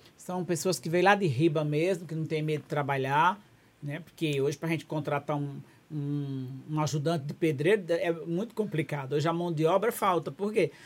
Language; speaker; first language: Portuguese; native; Portuguese